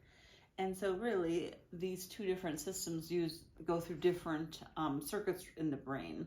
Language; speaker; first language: English; native; English